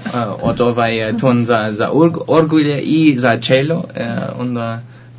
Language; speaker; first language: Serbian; non-native, learner; Dutch